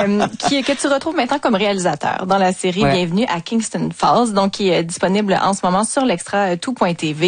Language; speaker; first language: French; native; French